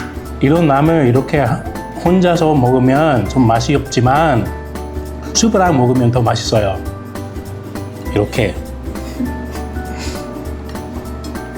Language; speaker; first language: Korean; non-native, learner; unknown